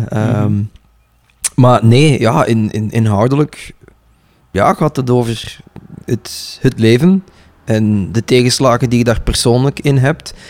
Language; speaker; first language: Dutch; native; Dutch